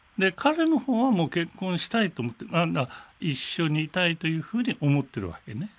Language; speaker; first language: Japanese; native; Japanese